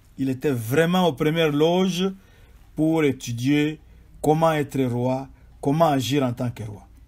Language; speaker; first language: French; non-native, local second language; Swahili